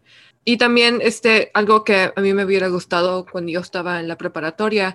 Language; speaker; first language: Spanish; early bilingual, heritage; Spanish